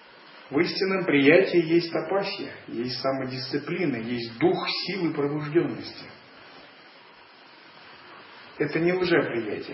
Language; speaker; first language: Russian; native; Russian